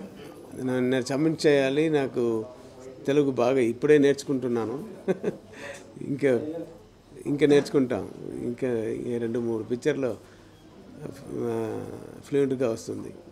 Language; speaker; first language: Telugu; non-native, learner; Tamil